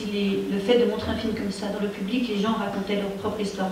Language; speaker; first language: French; native; French